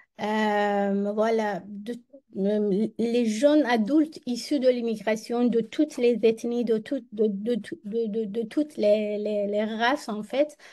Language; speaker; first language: French; non-native, fluent; Persian